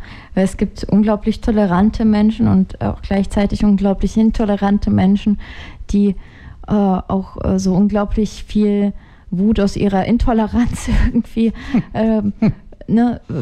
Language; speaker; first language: German; native; German